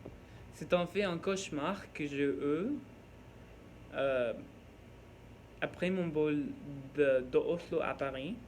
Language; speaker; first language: French; non-native, learner; Norwegian